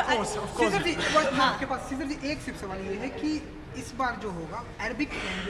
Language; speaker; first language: Hindi; native; Hindi